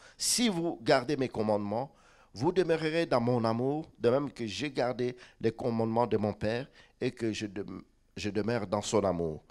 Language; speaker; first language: French; non-native, local second language; Lingala